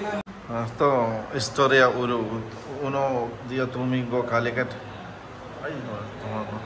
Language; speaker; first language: Spanish; non-native, learner; Malayalam